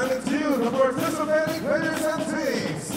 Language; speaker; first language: English; non-native, local second language; Filipino